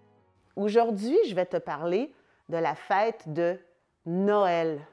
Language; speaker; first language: French; native; French